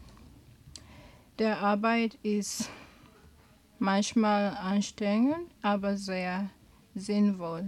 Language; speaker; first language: German; non-native, learner; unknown